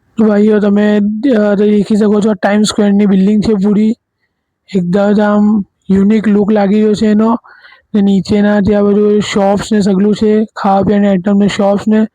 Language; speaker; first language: Gujarati; non-native, local second language; Urdu